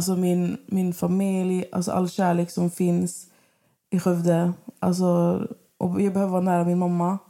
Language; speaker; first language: Swedish; native; Swedish